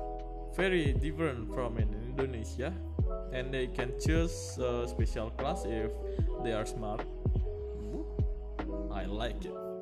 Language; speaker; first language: English; non-native, learner; Indonesian